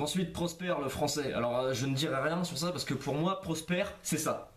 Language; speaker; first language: French; native; French